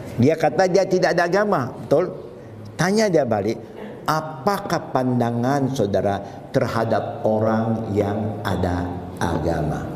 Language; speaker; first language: Malay; non-native, local second language; Chinese